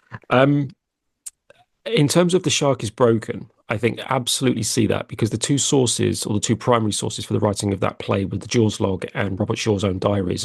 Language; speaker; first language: English; native; English